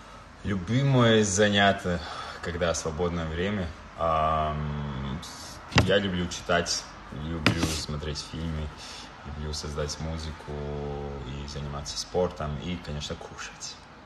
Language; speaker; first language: Russian; non-native, local second language; Latvian